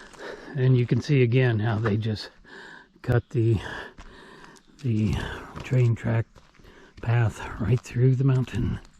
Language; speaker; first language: English; native; English